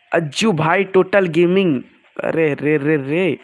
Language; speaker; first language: Hindi; non-native, local second language; Bangla